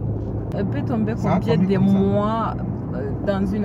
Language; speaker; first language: French; non-native, learner; Kinyarwanda